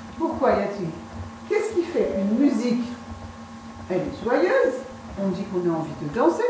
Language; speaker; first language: French; native; French